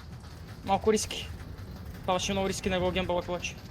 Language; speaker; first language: Bulgarian; native; Bulgarian